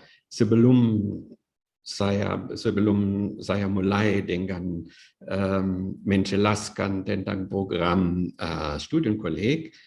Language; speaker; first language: Indonesian; non-native, fluent; German